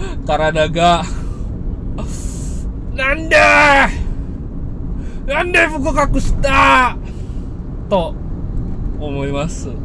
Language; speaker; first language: Japanese; non-native, learner; Indonesian